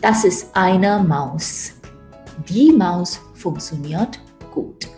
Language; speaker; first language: German; non-native, fluent; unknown